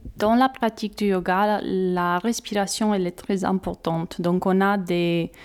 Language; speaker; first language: French; non-native, fluent; Romanian